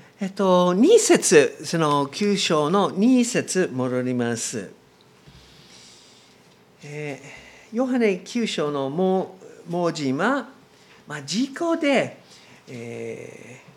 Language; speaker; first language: Japanese; non-native, learner; English